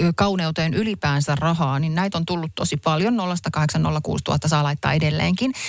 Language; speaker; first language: Finnish; native; Finnish